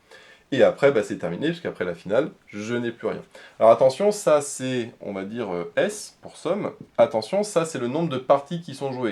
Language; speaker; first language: French; native; French